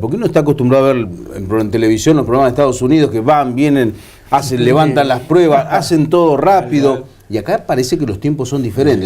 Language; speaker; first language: Spanish; native; Spanish